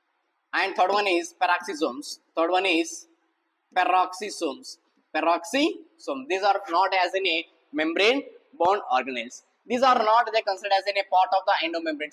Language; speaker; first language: English; non-native, local second language; Telugu